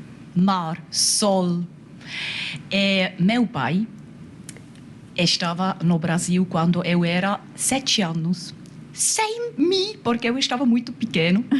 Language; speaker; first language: Portuguese; non-native, learner; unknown